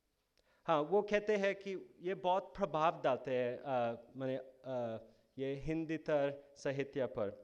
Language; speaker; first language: Hindi; non-native, fluent; English